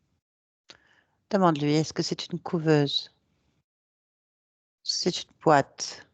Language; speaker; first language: French; native; French